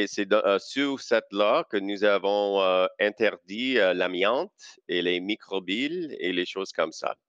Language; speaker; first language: French; non-native, local second language; English